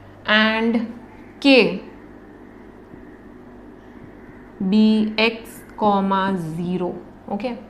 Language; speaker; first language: English; non-native, local second language; Hindi